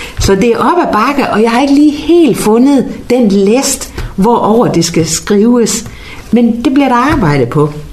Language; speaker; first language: Danish; native; Danish